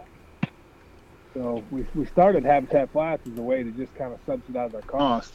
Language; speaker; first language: English; native; English